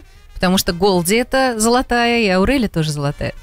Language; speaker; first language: Russian; native; Russian